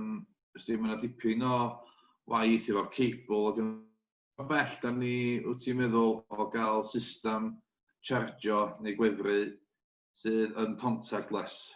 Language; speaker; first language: Welsh; native; Welsh